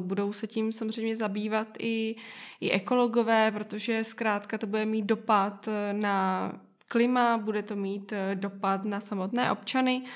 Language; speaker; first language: Czech; native; Czech